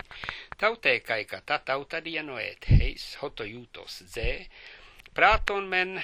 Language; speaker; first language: Greek; non-native, fluent; English